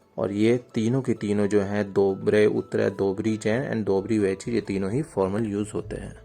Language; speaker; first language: Hindi; native; Hindi